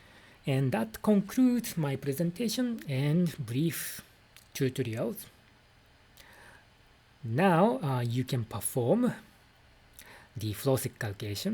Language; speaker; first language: English; non-native, fluent; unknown